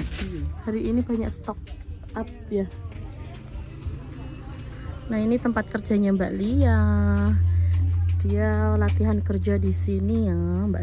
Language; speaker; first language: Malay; non-native, local second language; Javanese